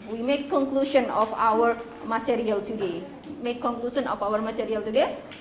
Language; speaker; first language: English; non-native, fluent; Indonesian